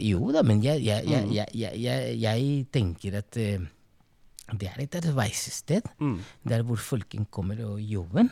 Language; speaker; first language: Norwegian; non-native, fluent; Spanish